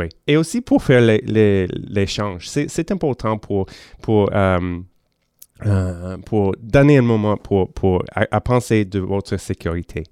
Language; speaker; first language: French; non-native, local second language; English